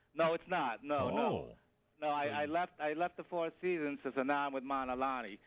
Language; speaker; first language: English; native; English